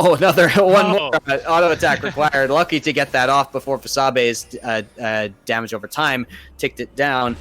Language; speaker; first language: English; native; English